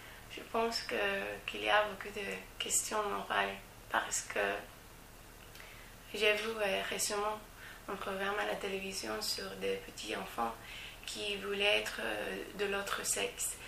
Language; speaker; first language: French; non-native, fluent; English